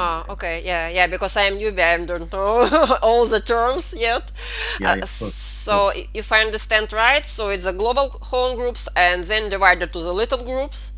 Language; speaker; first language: English; non-native, fluent; Russian